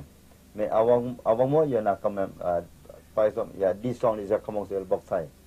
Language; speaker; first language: French; non-native, learner; Thai